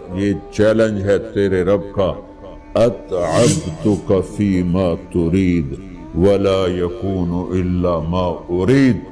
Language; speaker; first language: Urdu; non-native, local second language; Punjabi